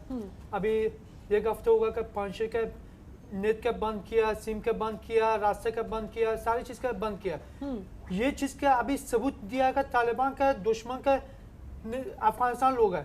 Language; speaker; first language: Hindi; non-native, learner; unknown